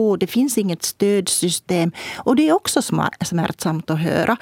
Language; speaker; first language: Swedish; non-native, local second language; Finnish